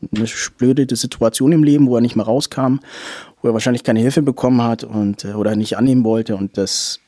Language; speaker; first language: German; native; German